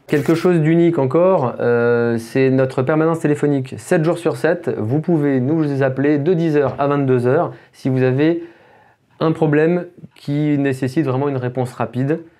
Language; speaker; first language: French; native; French